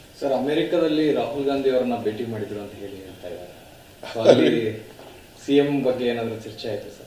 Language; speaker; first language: Kannada; native; Kannada